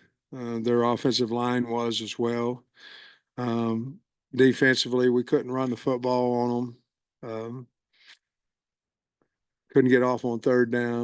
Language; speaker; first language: English; native; English